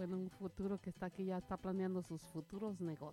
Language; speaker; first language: Spanish; native; Spanish